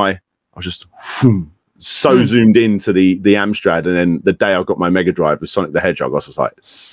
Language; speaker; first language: English; native; English